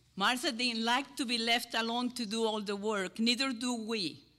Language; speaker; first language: English; non-native, fluent; Spanish